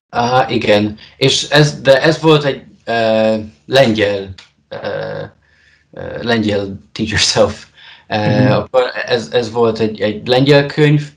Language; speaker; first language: Hungarian; non-native, learner; Polish